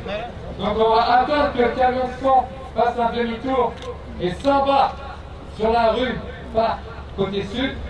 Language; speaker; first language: French; native; French